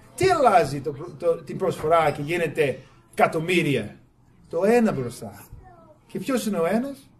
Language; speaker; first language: Greek; non-native, fluent; English